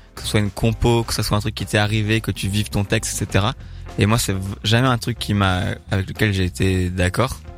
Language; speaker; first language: French; native; French